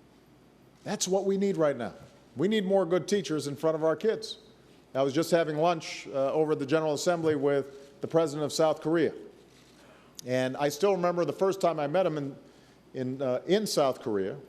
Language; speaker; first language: English; native; English